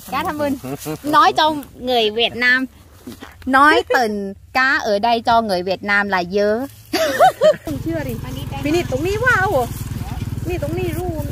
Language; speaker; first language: Vietnamese; non-native, learner; Thai